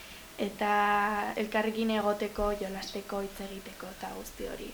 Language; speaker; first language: Basque; non-native, local second language; Spanish